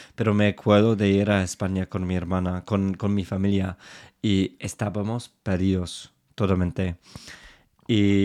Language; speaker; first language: Spanish; non-native, fluent; English